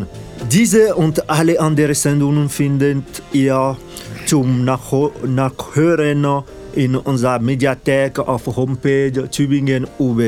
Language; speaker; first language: German; non-native, fluent; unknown